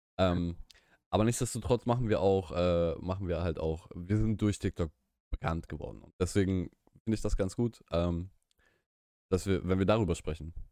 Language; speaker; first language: German; early bilingual, other home language; Russian